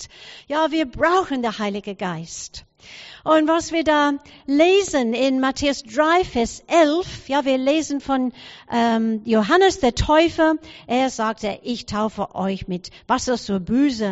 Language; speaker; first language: German; non-native, fluent; English